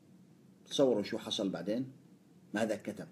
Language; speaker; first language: Arabic; native; Arabic